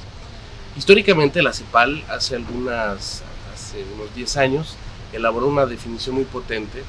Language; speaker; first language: Spanish; native; Spanish